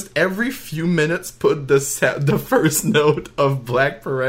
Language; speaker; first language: English; non-native, fluent; French